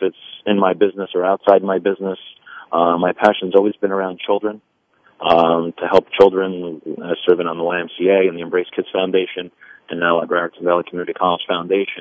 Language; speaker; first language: English; early bilingual, other home language; Italian